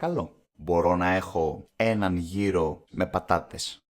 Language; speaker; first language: Greek; non-native, learner; English